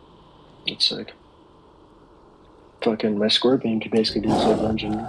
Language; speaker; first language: English; native; English